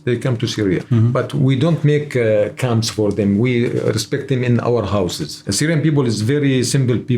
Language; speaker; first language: English; non-native, learner; Arabic